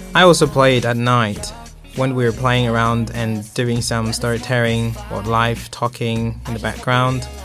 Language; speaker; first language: English; non-native, local second language; Nyanja